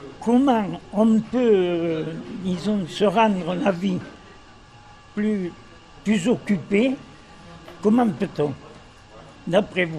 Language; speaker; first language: French; native; French